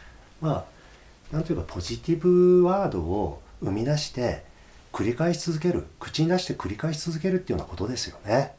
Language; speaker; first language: Japanese; native; Japanese